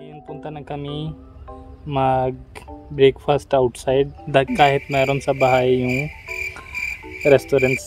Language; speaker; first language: Filipino; non-native, learner; Punjabi